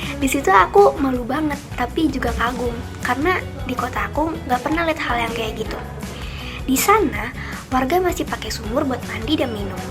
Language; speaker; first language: Indonesian; native; Indonesian